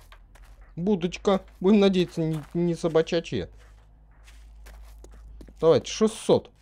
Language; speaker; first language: Russian; native; Russian